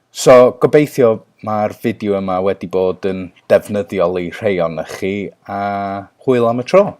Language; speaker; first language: Welsh; non-native, local second language; English